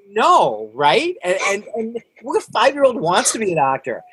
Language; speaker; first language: English; early bilingual, other home language; Hindi